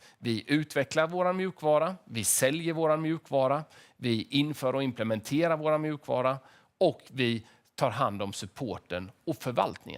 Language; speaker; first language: Swedish; native; Swedish